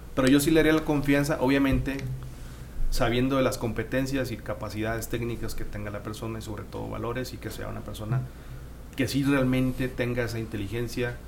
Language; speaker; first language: Spanish; native; Spanish